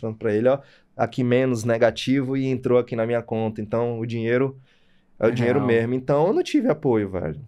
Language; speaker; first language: Portuguese; native; Portuguese